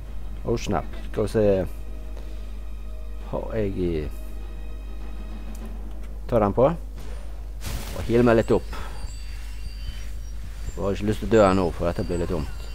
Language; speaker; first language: Norwegian; native; Norwegian